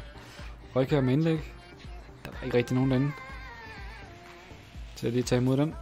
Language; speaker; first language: Danish; native; Danish